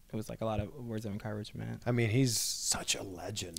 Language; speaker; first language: English; native; English